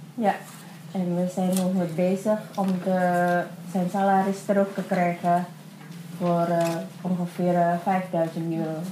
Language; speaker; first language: Dutch; non-native, learner; Indonesian